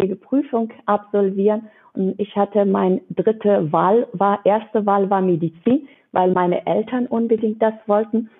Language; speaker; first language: German; non-native, fluent; Persian